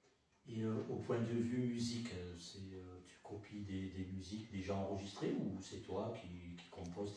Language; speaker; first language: French; native; French